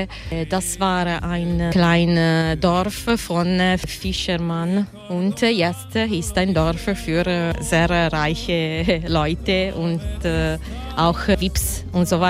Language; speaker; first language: German; non-native, learner; Italian